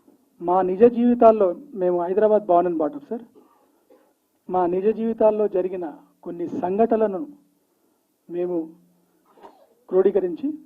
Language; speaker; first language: Telugu; native; Telugu